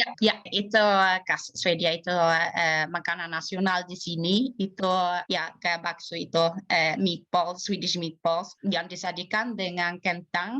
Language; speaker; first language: Indonesian; non-native, fluent; Swedish